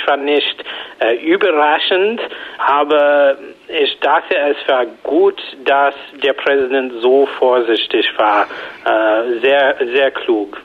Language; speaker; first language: German; non-native, learner; English